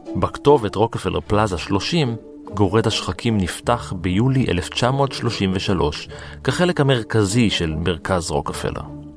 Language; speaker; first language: Hebrew; native; Hebrew